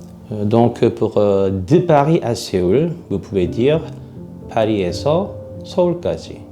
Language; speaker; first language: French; non-native, fluent; Korean